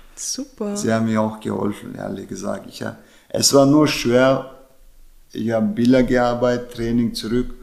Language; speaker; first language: German; early bilingual, other home language; Russian